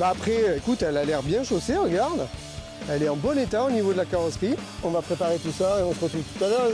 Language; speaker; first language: French; native; French